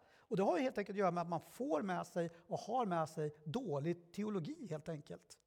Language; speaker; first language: Swedish; early bilingual, other home language; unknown